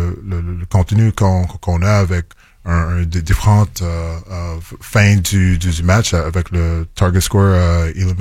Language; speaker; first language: French; non-native, local second language; English